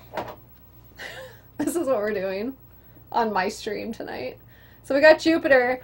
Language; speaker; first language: English; native; English